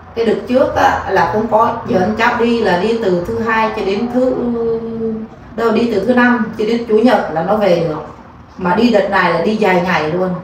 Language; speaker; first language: Vietnamese; non-native, local second language; Eastern Cham